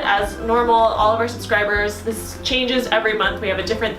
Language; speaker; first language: English; native; English